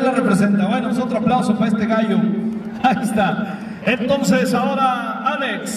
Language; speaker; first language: Spanish; native; Spanish